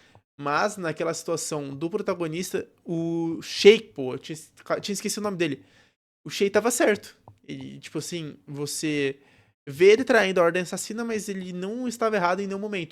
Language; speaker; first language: Portuguese; native; Portuguese